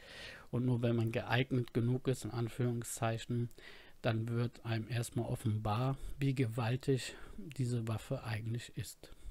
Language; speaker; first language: German; native; German